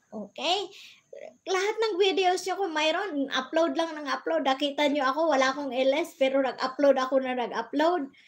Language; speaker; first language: Filipino; non-native, local second language; Bikol